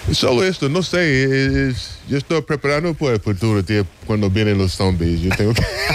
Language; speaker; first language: Spanish; non-native, fluent; English